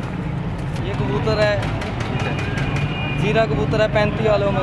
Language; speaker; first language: Hindi; non-native, local second language; Saraiki